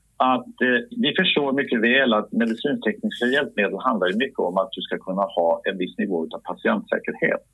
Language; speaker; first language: Swedish; native; Swedish